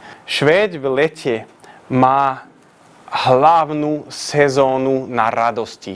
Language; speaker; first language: Slovak; non-native, fluent; Swedish